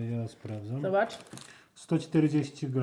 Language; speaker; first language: Polish; non-native, learner; Turkish